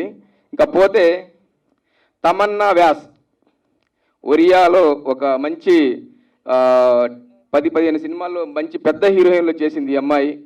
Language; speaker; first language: Telugu; native; Telugu